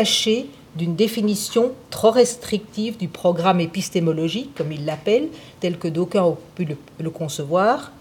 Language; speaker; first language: French; native; French